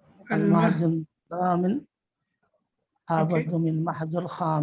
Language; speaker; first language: Arabic; non-native, learner; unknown